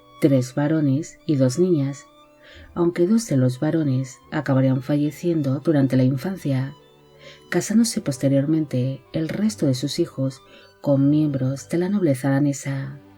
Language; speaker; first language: Spanish; native; Spanish